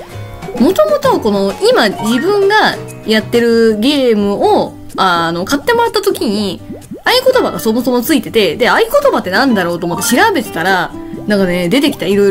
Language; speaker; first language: Japanese; native; Japanese